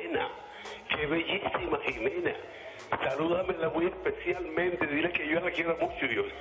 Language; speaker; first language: Spanish; native; Spanish